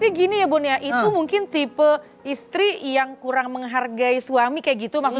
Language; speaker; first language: Indonesian; native; Indonesian